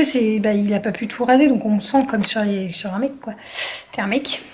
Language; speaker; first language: French; native; French